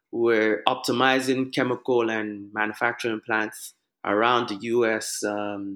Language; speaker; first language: English; non-native, local second language; Yoruba